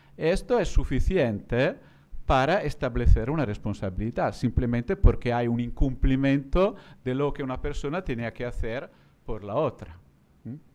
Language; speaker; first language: Spanish; non-native, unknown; Italian